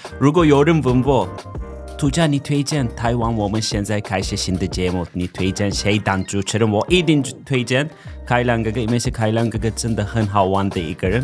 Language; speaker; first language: Chinese; non-native, fluent; Turkish